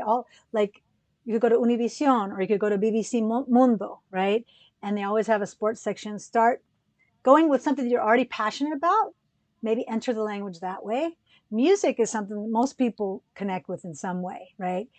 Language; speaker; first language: English; early bilingual, other home language; Spanish